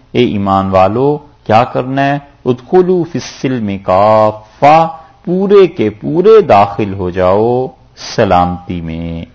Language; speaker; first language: Urdu; native; Urdu